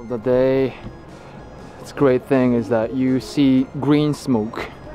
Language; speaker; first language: English; non-native, fluent; Japanese